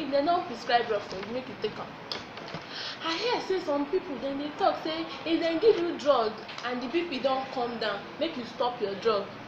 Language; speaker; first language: Nigerian Pidgin; non-native, local second language; Yoruba